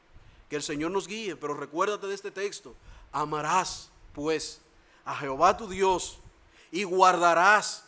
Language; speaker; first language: Spanish; native; Spanish